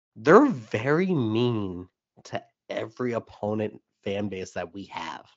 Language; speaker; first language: English; native; English